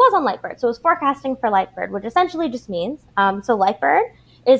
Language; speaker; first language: English; native; English